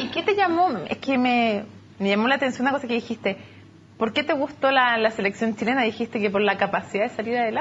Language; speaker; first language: Spanish; native; Spanish